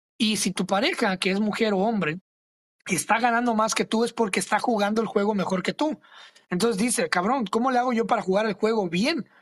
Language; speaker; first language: Spanish; early bilingual, other home language; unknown